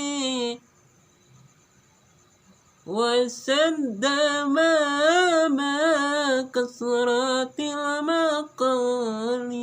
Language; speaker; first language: Arabic; non-native, learner; Indonesian